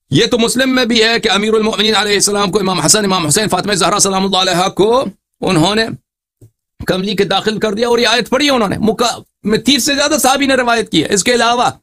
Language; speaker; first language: Urdu; non-native, fluent; Persian